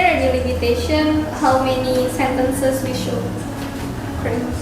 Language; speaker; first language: English; non-native, learner; Indonesian